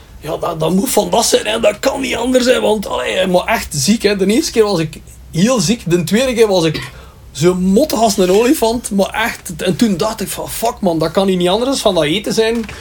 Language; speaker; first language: Dutch; native; Dutch